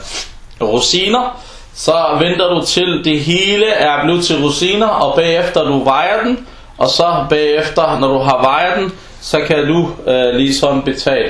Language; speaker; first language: Danish; early bilingual, other home language; Arabic